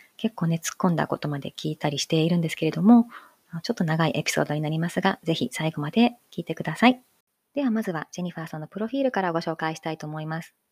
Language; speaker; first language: Japanese; native; Japanese